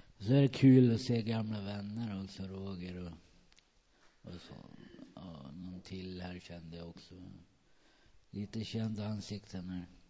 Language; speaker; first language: Swedish; native; Swedish